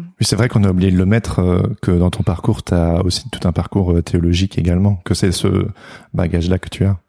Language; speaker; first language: French; native; French